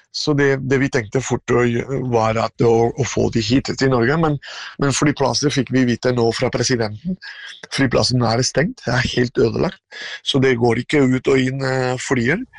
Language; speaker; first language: Norwegian; non-native, fluent; Spanish